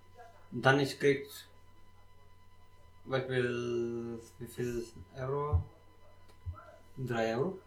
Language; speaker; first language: German; non-native, learner; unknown